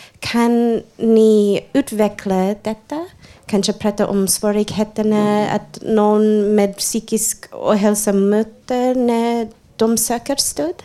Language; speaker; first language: Swedish; non-native, fluent; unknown